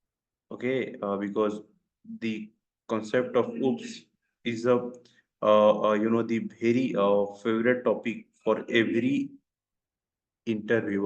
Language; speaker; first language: English; non-native, local second language; Hindi